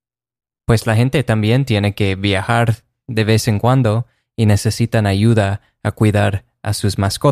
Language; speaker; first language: Spanish; non-native, fluent; English